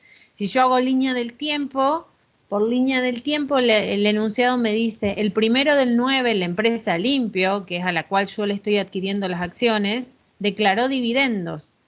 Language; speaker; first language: Spanish; native; Spanish